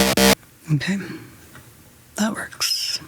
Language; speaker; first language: English; native; English